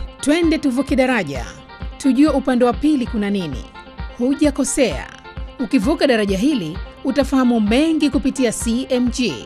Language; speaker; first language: Swahili; native; Swahili